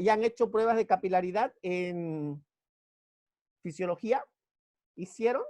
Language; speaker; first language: Spanish; native; Spanish